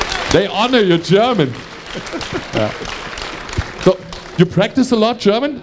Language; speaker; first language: English; non-native, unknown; German